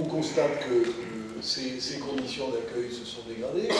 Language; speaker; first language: French; native; French